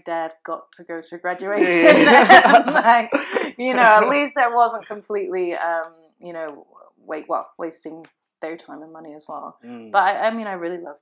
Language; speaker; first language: English; native; English